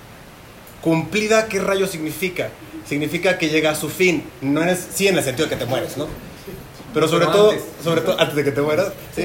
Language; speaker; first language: Spanish; native; Spanish